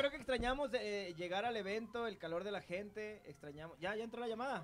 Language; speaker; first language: Spanish; native; Spanish